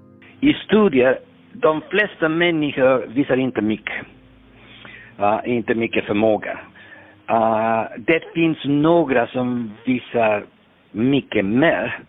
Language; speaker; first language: Swedish; non-native, fluent; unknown